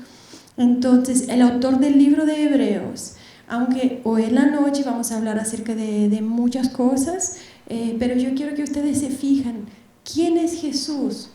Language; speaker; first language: Spanish; non-native, fluent; Bulgarian